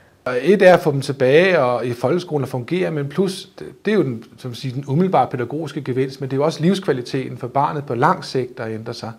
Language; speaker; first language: Danish; native; Danish